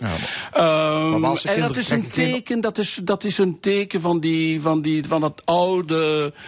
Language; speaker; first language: Dutch; non-native, local second language; French